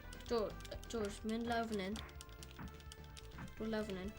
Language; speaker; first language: Welsh; non-native, local second language; English